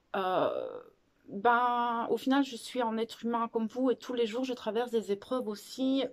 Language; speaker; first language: French; native; French